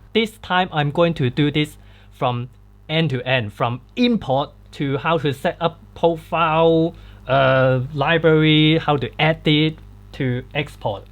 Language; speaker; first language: English; non-native, fluent; Cantonese